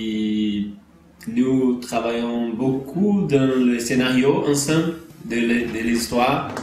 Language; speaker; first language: French; non-native, learner; Portuguese